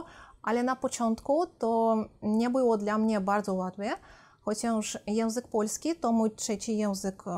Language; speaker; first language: Polish; non-native, fluent; Russian